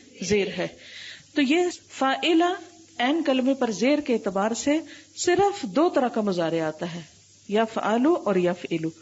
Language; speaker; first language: Urdu; native; Urdu